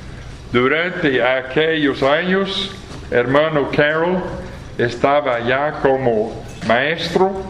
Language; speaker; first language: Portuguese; non-native, fluent; English